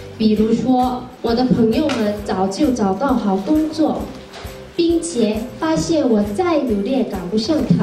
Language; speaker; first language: Chinese; non-native, learner; Korean